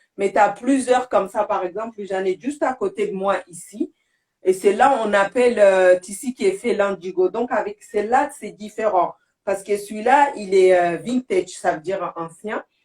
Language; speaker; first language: French; non-native, local second language; Bambara